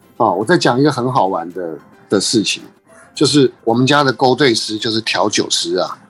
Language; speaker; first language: Chinese; native; Chinese